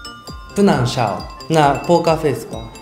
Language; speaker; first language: Chinese; non-native, learner; Japanese